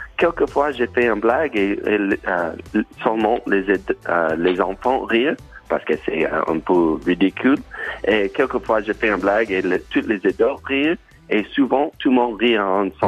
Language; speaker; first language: French; non-native, learner; English